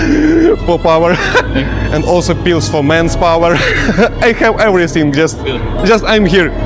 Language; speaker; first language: English; non-native, learner; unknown